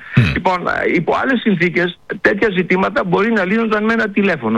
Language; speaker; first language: Greek; native; Greek